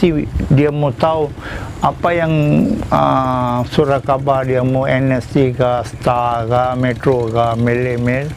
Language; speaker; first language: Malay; non-native, local second language; Tamil